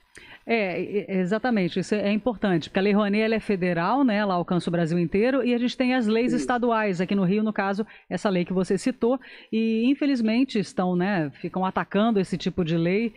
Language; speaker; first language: Portuguese; native; Portuguese